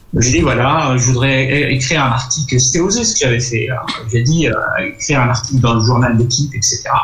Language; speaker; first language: French; non-native, local second language; Arabic